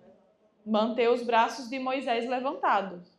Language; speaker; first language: Portuguese; native; Portuguese